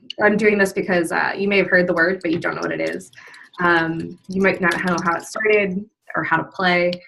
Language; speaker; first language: English; native; English